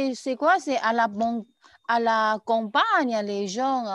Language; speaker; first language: French; non-native, learner; Chinese